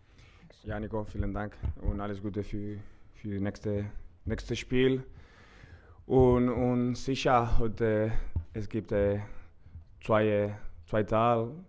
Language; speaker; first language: German; non-native, learner; Spanish